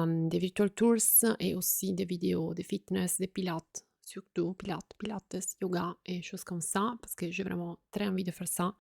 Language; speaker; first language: French; non-native, fluent; Italian